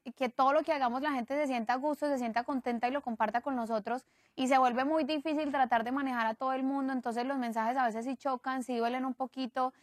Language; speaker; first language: Spanish; native; Spanish